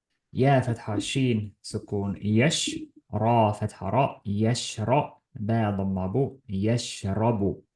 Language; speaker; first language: Arabic; non-native, fluent; Estonian